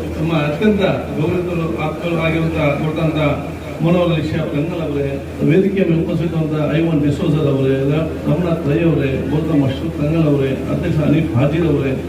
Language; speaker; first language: Kannada; non-native, local second language; Badaga